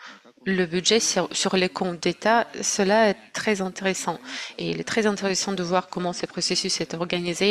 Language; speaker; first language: French; non-native, fluent; Russian